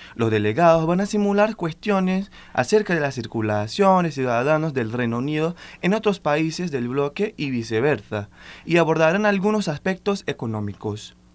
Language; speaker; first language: Spanish; non-native, fluent; Portuguese